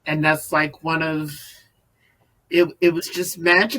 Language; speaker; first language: English; native; English